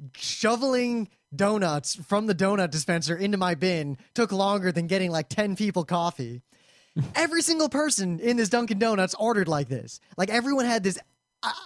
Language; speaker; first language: English; native; English